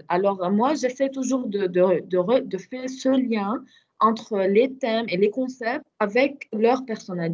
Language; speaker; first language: French; non-native, fluent; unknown